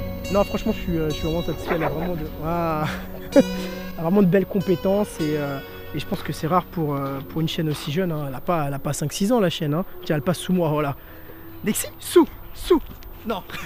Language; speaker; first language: French; early bilingual, other home language; Portuguese